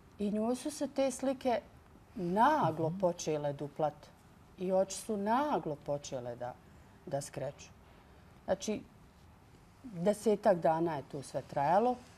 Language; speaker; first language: Bosnian; native; Bosnian